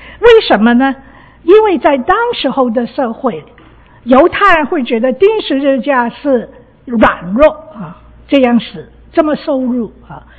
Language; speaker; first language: Chinese; non-native, local second language; Cantonese